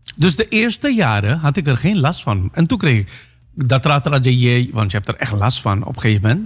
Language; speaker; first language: Dutch; non-native, local second language; Caribbean Hindustani